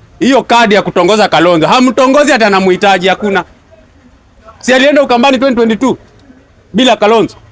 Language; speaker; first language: Swahili; non-native, local second language; Luyia